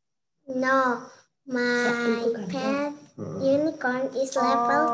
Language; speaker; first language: English; non-native, learner; Indonesian